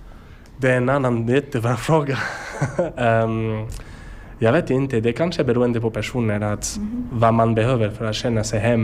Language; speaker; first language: Swedish; non-native, learner; French